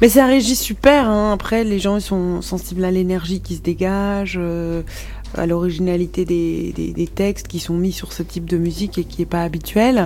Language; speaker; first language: French; non-native, local second language; Arabic